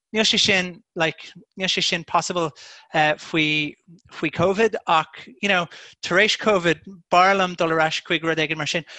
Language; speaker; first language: Irish; non-native, local second language; English